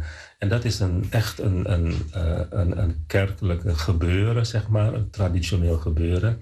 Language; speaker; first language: Dutch; non-native, fluent; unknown